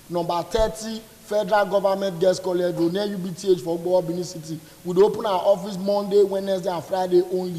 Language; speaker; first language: English; non-native, local second language; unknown